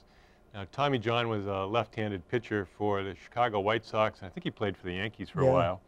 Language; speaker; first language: English; native; English